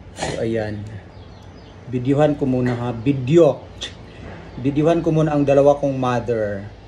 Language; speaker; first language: Filipino; non-native, local second language; Cebuano